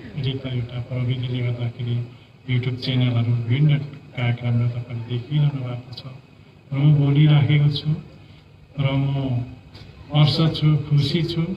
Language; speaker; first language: Nepali; non-native, local second language; Limbu